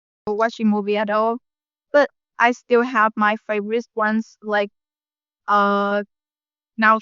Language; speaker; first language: English; non-native, learner; Vietnamese